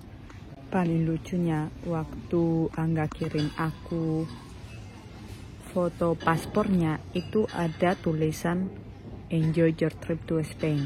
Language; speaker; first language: Indonesian; non-native, fluent; Spanish